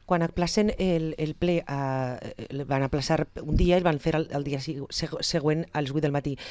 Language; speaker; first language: Catalan; native; Catalan